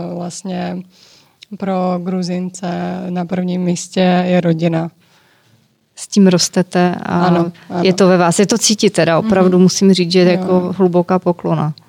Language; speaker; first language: Czech; early bilingual, other home language; Georgian